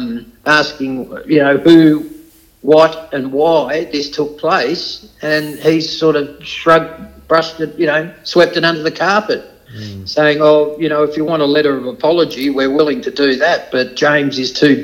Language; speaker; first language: English; native; English